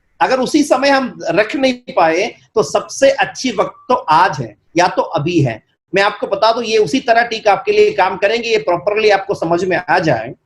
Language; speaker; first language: Hindi; non-native, local second language; Malayalam